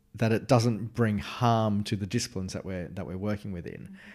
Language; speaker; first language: English; native; English